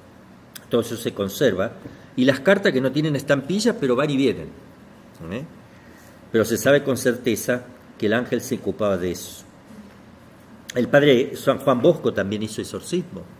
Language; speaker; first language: Spanish; native; Spanish